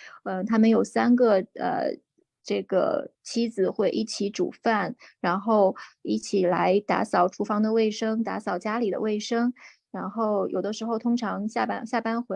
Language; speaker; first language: Chinese; native; Chinese